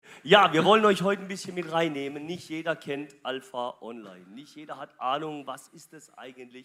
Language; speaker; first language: German; native; German